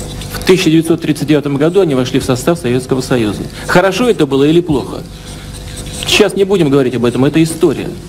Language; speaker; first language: Russian; native; Russian